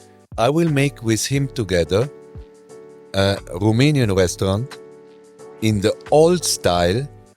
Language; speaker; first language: English; non-native, learner; German